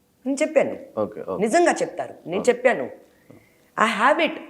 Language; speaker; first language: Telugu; non-native, learner; Hindi